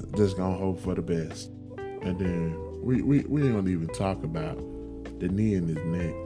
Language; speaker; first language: English; native; English